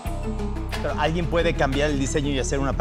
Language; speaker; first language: Spanish; native; Spanish